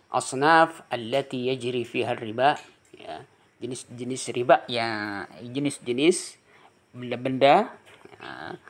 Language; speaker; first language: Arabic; non-native, fluent; Indonesian